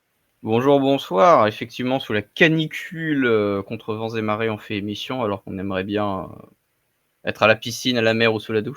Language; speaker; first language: French; native; French